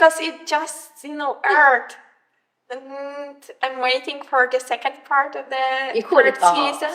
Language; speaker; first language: English; non-native, fluent; Polish